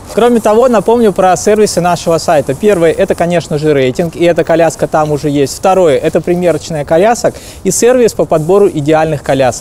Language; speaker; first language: Russian; native; Russian